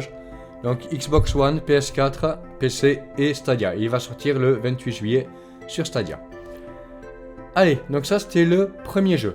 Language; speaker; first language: French; native; French